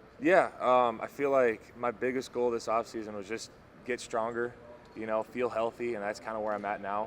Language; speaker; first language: English; native; English